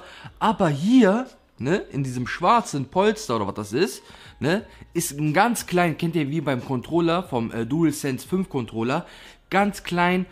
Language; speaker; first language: German; native; German